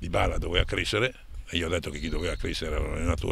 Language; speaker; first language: Italian; native; Italian